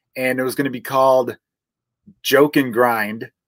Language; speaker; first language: English; native; English